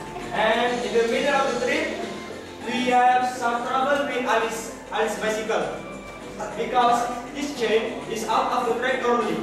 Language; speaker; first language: English; non-native, learner; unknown